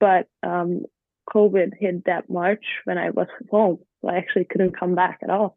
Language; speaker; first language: English; non-native, fluent; Hungarian